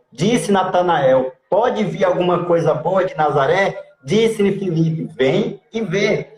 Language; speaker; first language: Portuguese; native; Portuguese